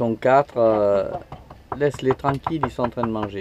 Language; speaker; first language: French; native; French